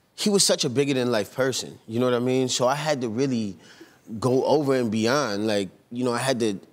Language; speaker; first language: English; native; English